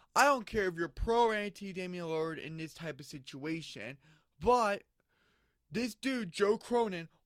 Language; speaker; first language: English; native; English